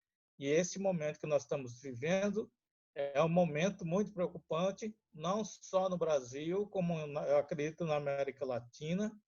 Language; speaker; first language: Portuguese; non-native, local second language; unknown